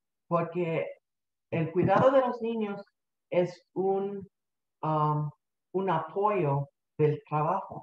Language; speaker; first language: Spanish; early bilingual, heritage; Spanish